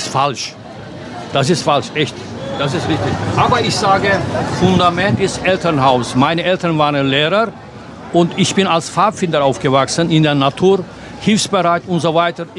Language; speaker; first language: German; non-native, fluent; Turkish